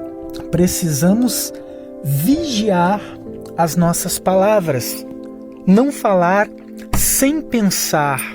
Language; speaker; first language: Portuguese; native; Portuguese